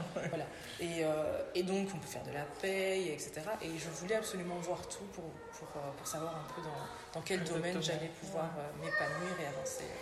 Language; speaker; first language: French; native; French